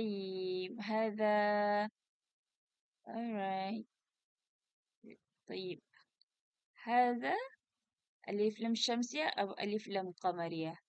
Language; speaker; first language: Arabic; non-native, learner; Malay